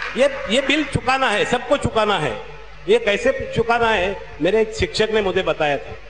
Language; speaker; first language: Hindi; non-native, local second language; Marathi